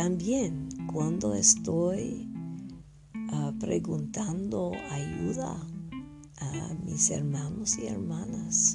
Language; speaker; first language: Spanish; non-native, fluent; French